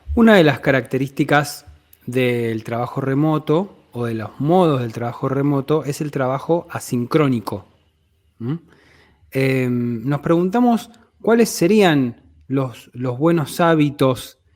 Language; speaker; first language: Spanish; native; Spanish